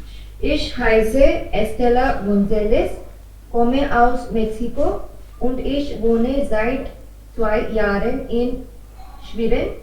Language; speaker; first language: German; non-native, learner; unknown